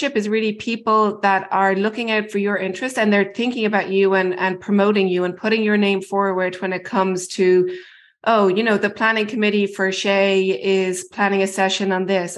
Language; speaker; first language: English; native; English